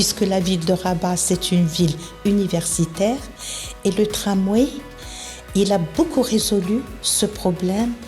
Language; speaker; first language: French; non-native, local second language; Arabic